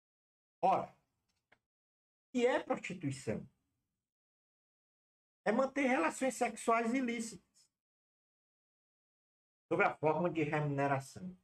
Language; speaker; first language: Portuguese; native; Portuguese